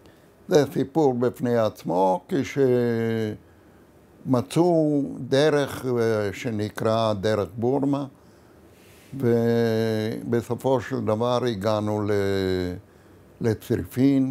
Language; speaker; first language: Hebrew; non-native, fluent; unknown